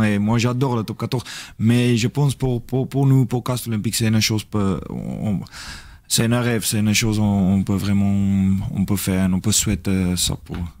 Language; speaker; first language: French; non-native, learner; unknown